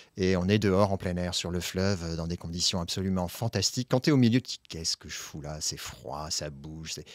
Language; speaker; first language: French; native; French